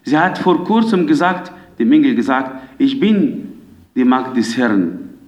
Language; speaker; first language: German; non-native, fluent; Arabic